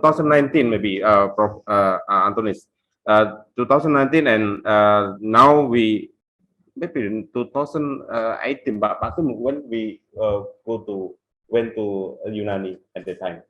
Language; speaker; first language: English; non-native, local second language; Indonesian